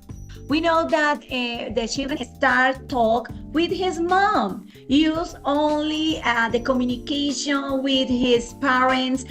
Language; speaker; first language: English; non-native, fluent; Spanish